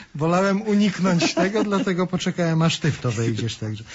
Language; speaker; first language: Polish; native; Polish